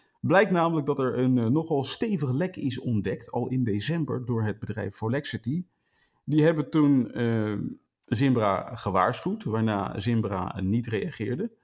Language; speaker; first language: Dutch; native; Dutch